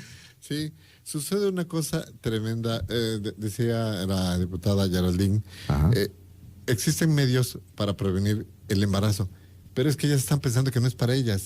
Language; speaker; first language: Spanish; native; Spanish